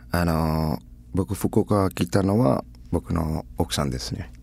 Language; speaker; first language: Japanese; non-native, fluent; Nepali